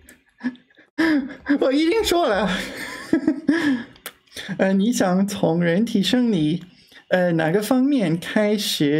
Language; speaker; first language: Chinese; non-native, learner; English